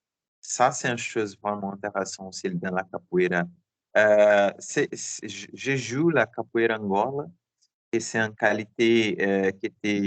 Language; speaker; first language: French; non-native, learner; Portuguese